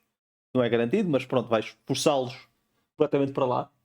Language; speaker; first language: Portuguese; native; Portuguese